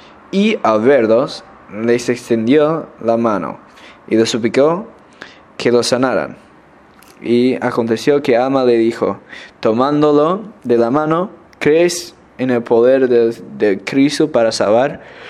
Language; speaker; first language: Spanish; non-native, learner; English